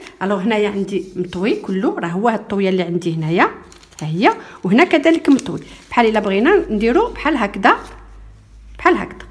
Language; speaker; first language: Arabic; native; Arabic